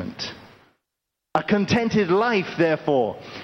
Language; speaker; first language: English; native; English